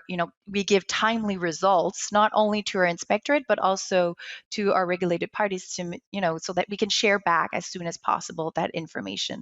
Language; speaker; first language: English; non-native, local second language; French